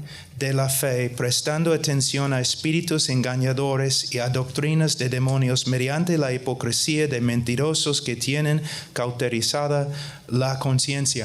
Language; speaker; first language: Spanish; non-native, fluent; English